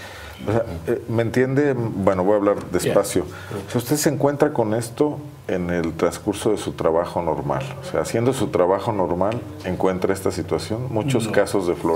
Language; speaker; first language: Spanish; native; Spanish